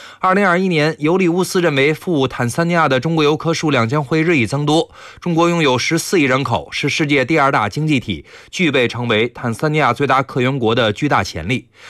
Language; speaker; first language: Chinese; native; Chinese